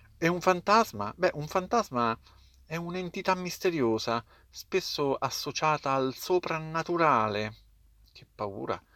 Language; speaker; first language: Italian; native; Italian